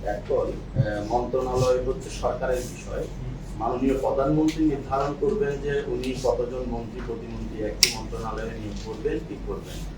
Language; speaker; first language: Bangla; native; Bangla